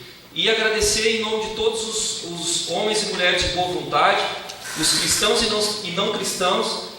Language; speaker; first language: Portuguese; native; Portuguese